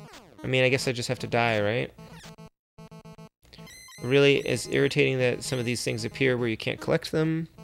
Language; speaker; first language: English; native; English